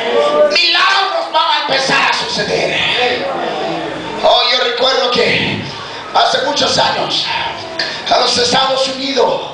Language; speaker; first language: Spanish; native; Spanish